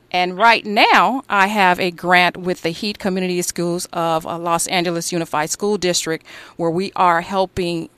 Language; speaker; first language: English; native; English